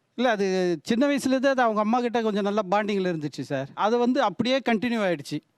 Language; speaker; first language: Tamil; non-native, local second language; Telugu